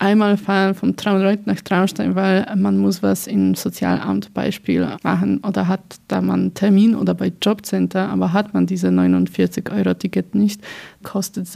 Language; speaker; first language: German; non-native, fluent; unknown